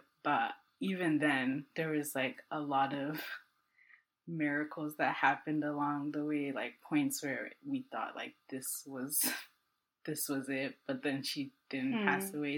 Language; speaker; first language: English; non-native, local second language; Akan